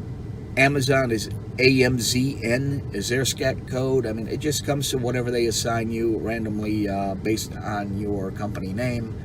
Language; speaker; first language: English; native; English